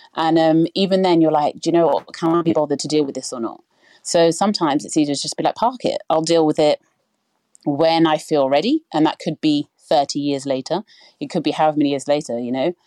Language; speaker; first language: English; native; English